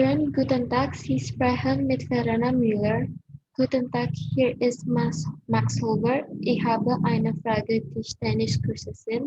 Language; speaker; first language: German; non-native, learner; Indonesian